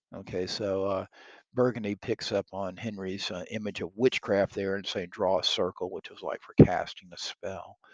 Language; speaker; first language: English; native; English